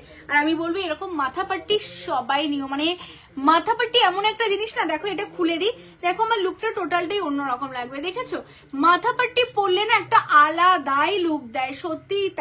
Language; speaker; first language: Bangla; native; Bangla